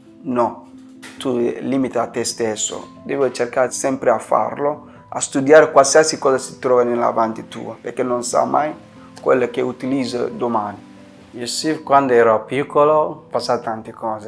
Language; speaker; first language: Italian; non-native, fluent; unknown